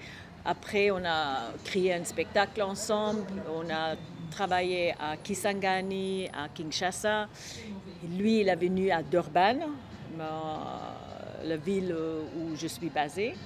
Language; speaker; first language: French; non-native, fluent; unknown